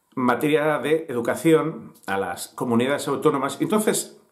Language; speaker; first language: Spanish; native; Spanish